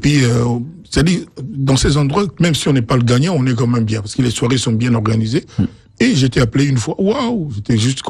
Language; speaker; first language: French; non-native, local second language; Lingala